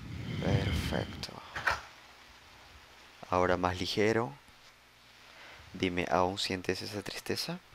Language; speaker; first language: Spanish; native; Spanish